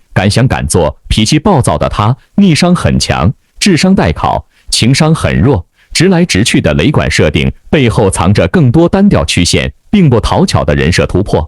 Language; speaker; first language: Chinese; native; Chinese